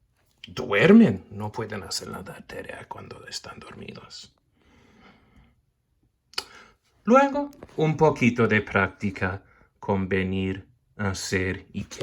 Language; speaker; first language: Spanish; non-native, fluent; English